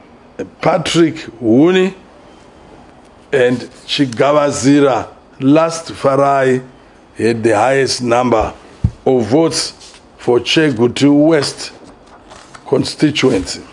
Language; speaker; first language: English; non-native, local second language; Shona